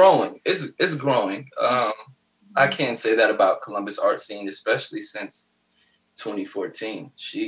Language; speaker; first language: English; native; English